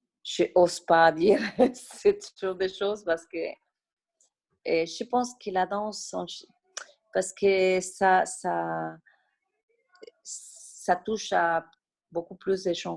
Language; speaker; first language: French; non-native, fluent; Spanish